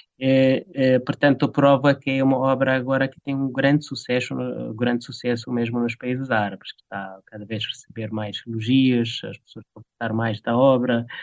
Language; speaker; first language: Portuguese; non-native, fluent; Arabic